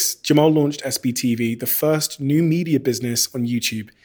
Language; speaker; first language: English; native; English